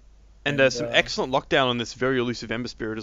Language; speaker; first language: English; native; English